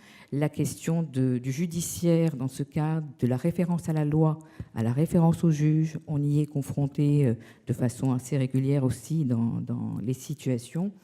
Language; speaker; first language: French; native; French